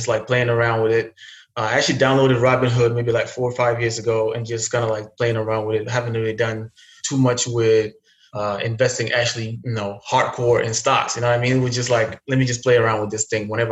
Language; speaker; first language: English; non-native, fluent; Arabic